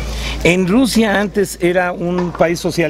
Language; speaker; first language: Spanish; native; Spanish